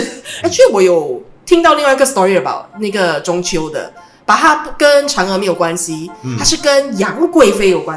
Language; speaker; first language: Chinese; native; Chinese